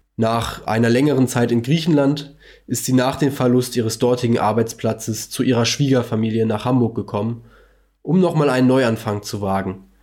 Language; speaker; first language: German; native; German